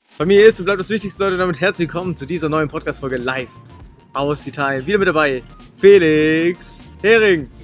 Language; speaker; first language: German; native; German